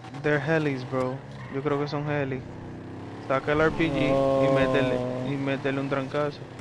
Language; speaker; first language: Spanish; native; Spanish